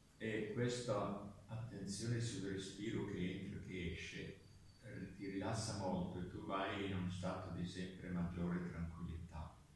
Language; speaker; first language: Italian; non-native, local second language; German